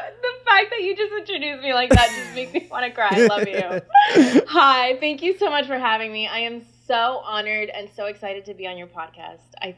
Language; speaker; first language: English; non-native, fluent; Spanish